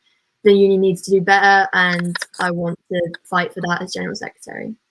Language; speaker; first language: English; native; English